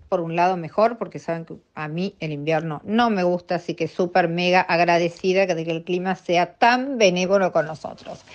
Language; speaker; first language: Spanish; native; Spanish